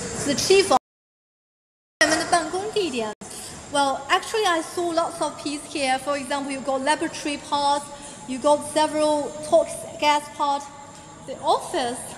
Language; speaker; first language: English; non-native, fluent; Chinese